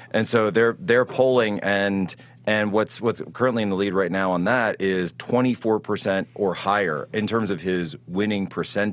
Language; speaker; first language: English; native; English